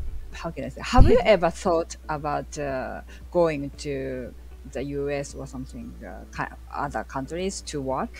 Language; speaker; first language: English; non-native, learner; Japanese